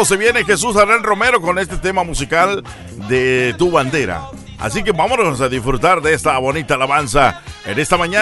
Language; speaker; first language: Spanish; native; Spanish